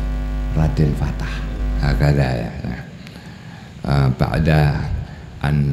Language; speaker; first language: Arabic; non-native, learner; Indonesian